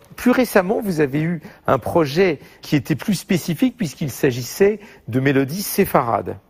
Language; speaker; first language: French; native; French